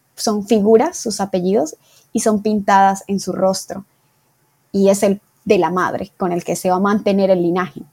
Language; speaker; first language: Spanish; native; Spanish